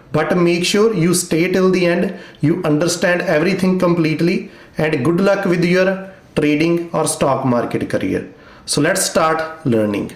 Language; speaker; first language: English; non-native, local second language; Punjabi